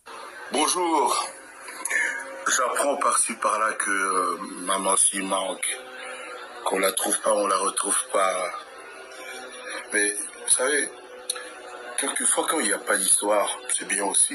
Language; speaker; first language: French; non-native, local second language; Lingala